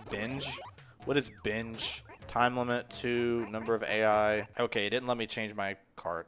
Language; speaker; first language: English; native; English